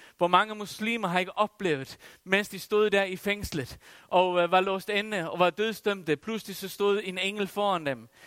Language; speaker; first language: Danish; non-native, local second language; Faroese